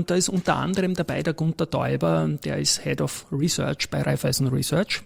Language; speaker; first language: German; native; German